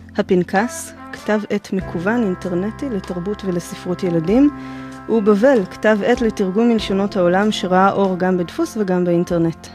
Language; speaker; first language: Hebrew; native; Hebrew